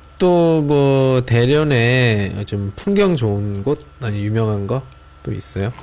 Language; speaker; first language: Korean; native; Korean